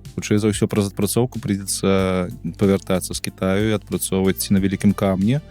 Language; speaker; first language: Belarusian; non-native, local second language; Russian